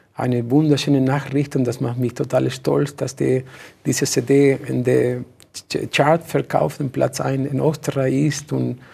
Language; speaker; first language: German; non-native, learner; Spanish